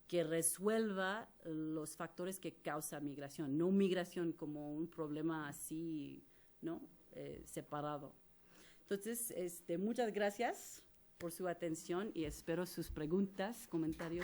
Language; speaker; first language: Spanish; non-native, fluent; English